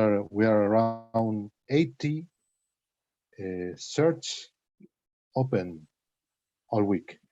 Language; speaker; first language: English; non-native, learner; Spanish